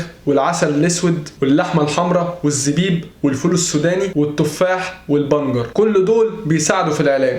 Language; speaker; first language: Arabic; native; Arabic